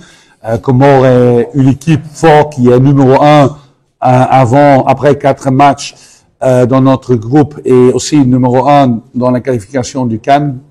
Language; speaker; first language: French; non-native, fluent; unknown